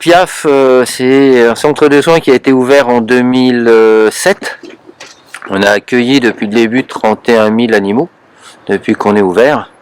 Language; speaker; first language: French; native; French